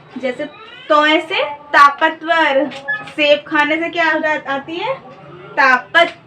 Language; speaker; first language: Urdu; native; Urdu